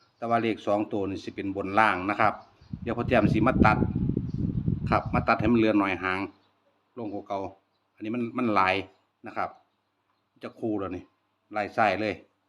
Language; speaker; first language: Thai; native; Thai